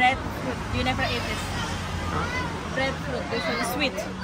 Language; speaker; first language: English; non-native, learner; Indonesian